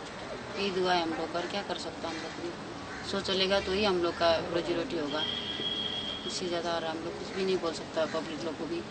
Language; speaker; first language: Hindi; non-native, learner; Nepali